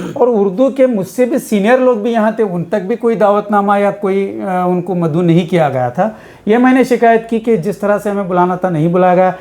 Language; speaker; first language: Hindi; non-native, local second language; Urdu